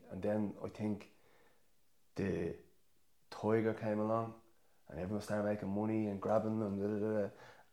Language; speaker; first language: English; native; English